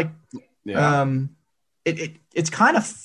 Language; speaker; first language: English; native; English